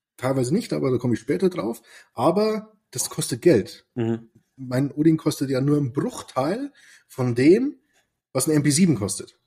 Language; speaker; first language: German; native; German